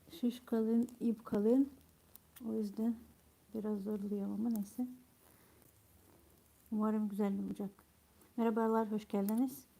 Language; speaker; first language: Turkish; non-native, fluent; Ukrainian